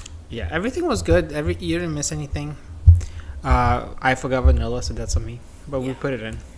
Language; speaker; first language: English; non-native, fluent; Lithuanian